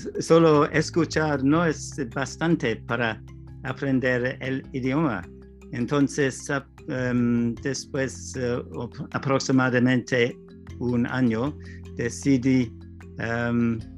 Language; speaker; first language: Spanish; non-native, learner; English